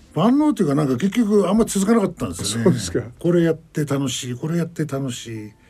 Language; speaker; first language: Japanese; non-native, fluent; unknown